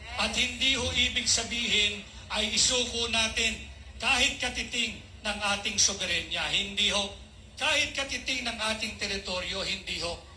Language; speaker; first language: Filipino; native; Filipino